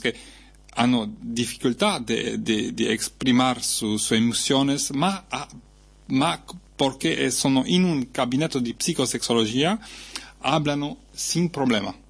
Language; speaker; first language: Italian; non-native, fluent; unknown